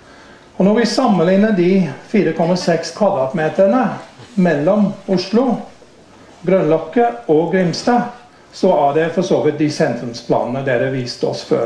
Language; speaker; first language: Norwegian; non-native, fluent; English